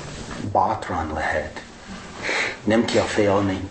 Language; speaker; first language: Hungarian; non-native, fluent; English